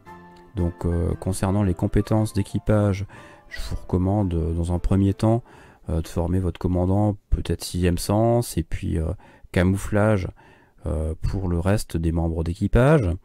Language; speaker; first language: French; native; French